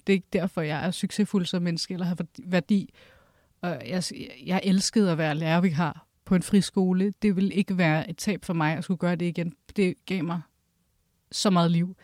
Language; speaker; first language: Danish; early bilingual, other home language; Kurdish